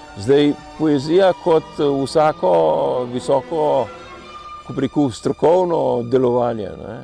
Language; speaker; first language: Slovenian; native; Slovenian